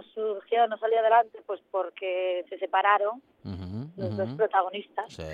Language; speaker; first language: Spanish; native; Spanish